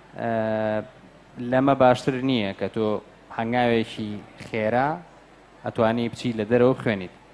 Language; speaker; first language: Central Kurdish; native; Central Kurdish